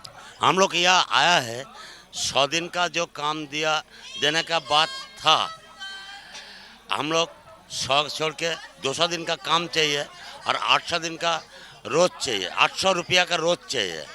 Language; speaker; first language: Hindi; non-native, local second language; Bangla